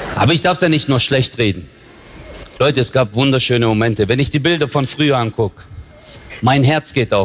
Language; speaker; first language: German; early bilingual, other home language; Turkish